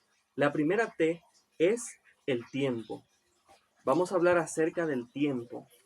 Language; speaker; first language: Spanish; native; Spanish